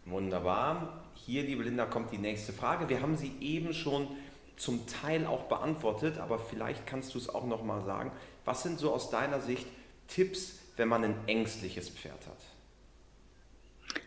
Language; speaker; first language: German; native; German